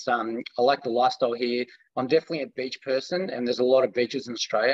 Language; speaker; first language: English; early bilingual, other home language; Greek